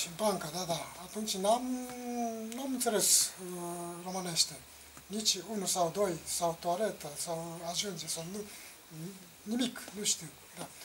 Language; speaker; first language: Romanian; non-native, learner; Japanese